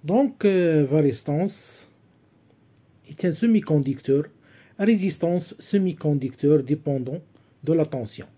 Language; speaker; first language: French; non-native, local second language; Arabic